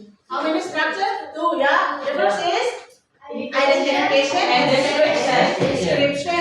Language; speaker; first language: English; non-native, fluent; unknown